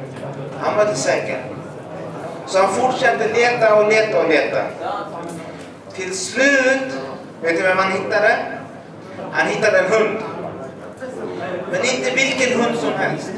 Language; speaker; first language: Swedish; early bilingual, other home language; Arabic